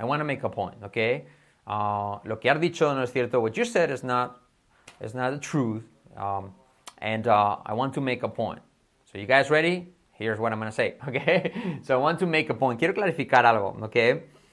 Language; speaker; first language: English; non-native, fluent; Spanish